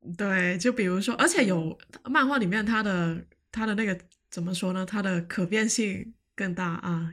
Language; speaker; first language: Chinese; non-native, local second language; Cantonese